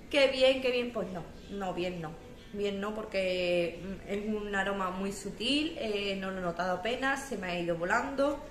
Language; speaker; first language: Spanish; native; Spanish